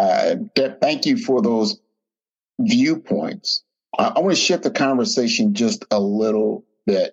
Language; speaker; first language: English; native; English